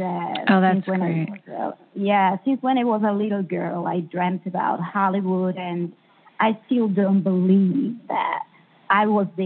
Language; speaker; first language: English; non-native, fluent; Italian